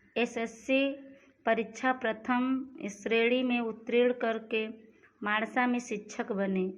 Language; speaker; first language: Hindi; non-native, local second language; Gujarati